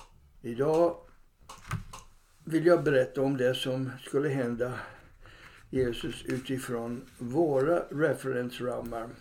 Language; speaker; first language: Swedish; non-native, fluent; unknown